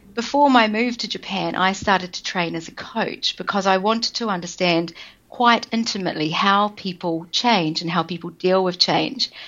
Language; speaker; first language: English; native; English